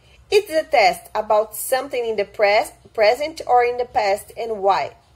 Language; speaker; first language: English; non-native, fluent; Portuguese